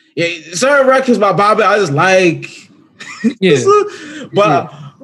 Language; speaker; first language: English; native; English